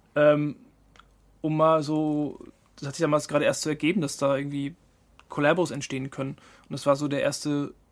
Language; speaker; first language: German; native; German